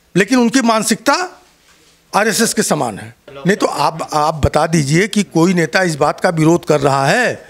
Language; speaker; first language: Hindi; native; Hindi